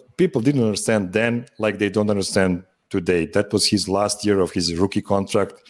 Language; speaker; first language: English; non-native, fluent; Serbian